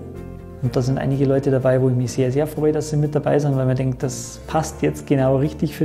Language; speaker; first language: German; native; German